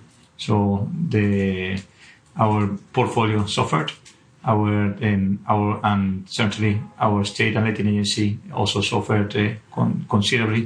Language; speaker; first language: English; non-native, fluent; Spanish